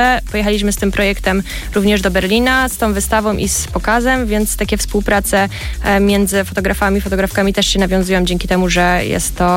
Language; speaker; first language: Polish; native; Polish